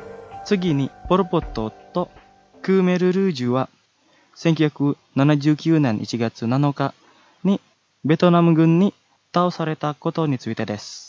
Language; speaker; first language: Japanese; non-native, fluent; Indonesian